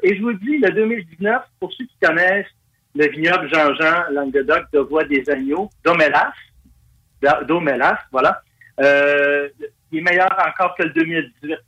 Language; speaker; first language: French; native; French